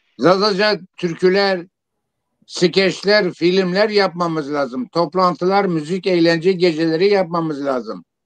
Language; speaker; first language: Turkish; non-native, local second language; Zaza